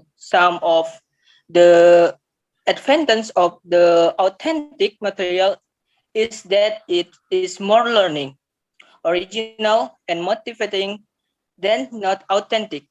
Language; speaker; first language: English; non-native, learner; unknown